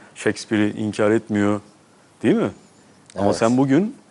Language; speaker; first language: Turkish; native; Turkish